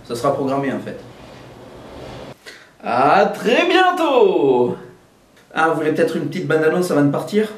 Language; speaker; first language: French; native; French